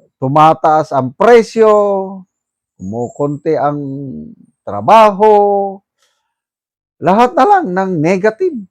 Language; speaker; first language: Filipino; non-native, local second language; Iloko